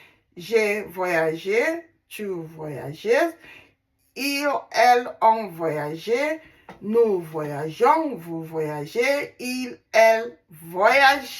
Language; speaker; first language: French; non-native, learner; Igbo